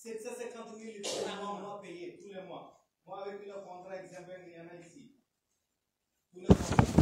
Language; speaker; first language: French; non-native, learner; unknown